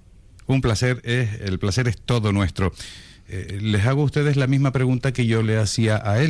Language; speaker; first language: Spanish; native; Spanish